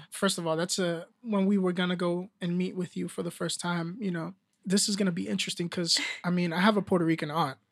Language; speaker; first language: English; early bilingual, other home language; Spanish